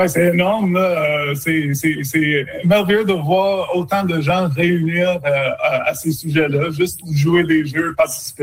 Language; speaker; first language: French; native; French